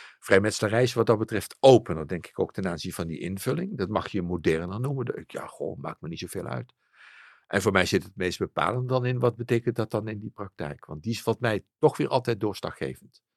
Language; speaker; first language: Dutch; native; Dutch